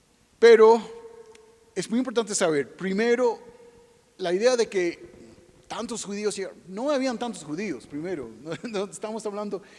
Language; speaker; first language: Spanish; non-native, fluent; English